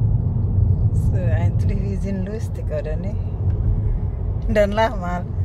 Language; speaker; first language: German; non-native, learner; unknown